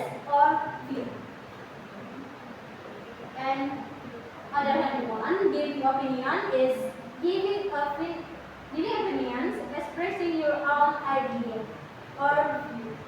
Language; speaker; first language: English; non-native, fluent; Indonesian